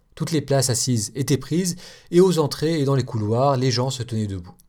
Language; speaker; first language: French; native; French